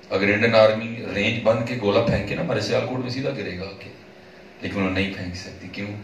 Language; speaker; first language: Urdu; non-native, local second language; Punjabi